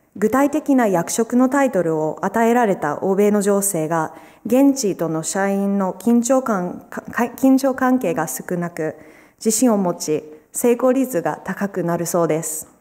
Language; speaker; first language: Japanese; non-native, fluent; English